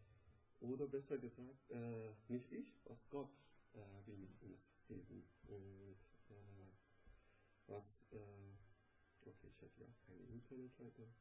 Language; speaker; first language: German; non-native, learner; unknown